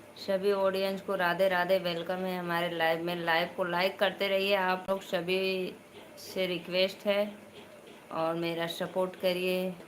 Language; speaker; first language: Hindi; native; Hindi